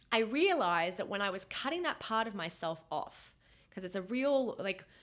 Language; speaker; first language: English; native; English